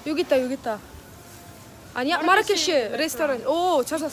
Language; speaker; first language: Korean; non-native, fluent; Arabic